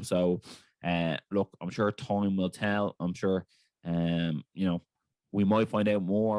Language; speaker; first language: English; native; English